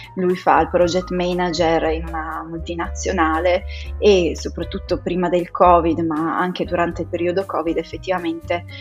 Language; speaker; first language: Italian; native; Italian